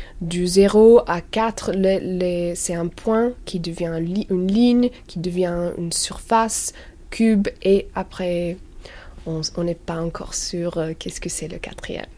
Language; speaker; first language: French; non-native, learner; English